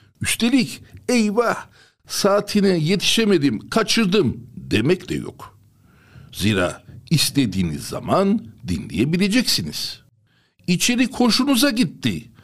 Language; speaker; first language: Turkish; non-native, local second language; Armenian